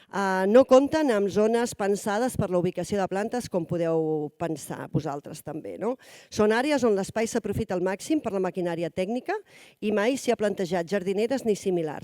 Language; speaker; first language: Catalan; native; Catalan